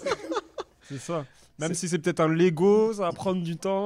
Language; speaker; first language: French; native; French